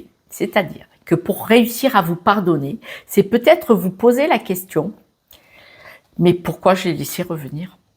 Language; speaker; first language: French; native; French